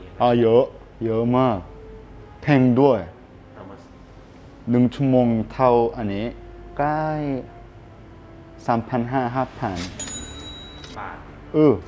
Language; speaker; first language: Thai; non-native, learner; Korean